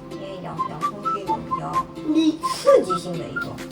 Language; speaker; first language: Chinese; native; Chinese